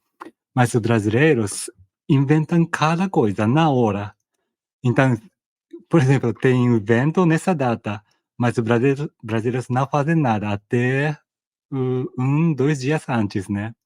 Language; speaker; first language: Portuguese; non-native, fluent; Japanese